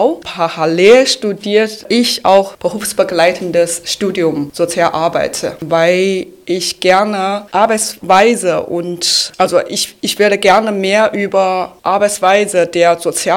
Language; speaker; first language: German; non-native, fluent; Chinese